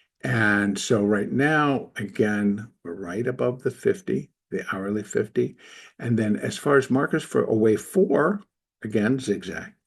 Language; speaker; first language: English; native; English